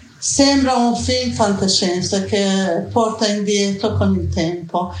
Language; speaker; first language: Italian; non-native, fluent; Persian